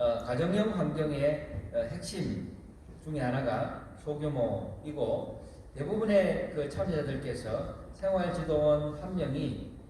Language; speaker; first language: Korean; native; Korean